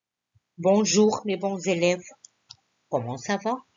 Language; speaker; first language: French; non-native, fluent; Arabic